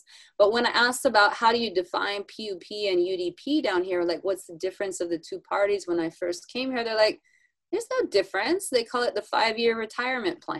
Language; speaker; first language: English; native; English